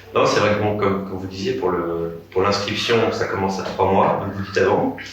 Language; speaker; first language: French; native; French